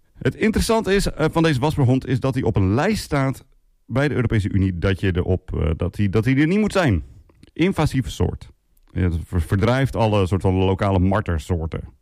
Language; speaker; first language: Dutch; native; Dutch